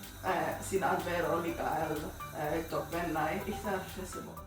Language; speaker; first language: Welsh; non-native, learner; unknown